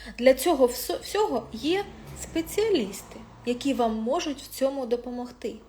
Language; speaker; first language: Ukrainian; non-native, local second language; Russian